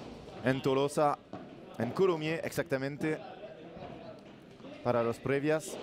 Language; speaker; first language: Spanish; non-native, learner; French